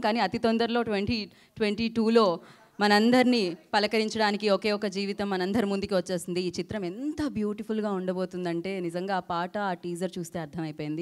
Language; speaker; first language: Telugu; native; Telugu